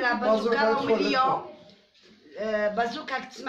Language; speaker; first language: Arabic; native; Arabic